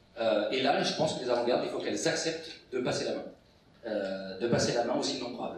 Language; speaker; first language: French; native; French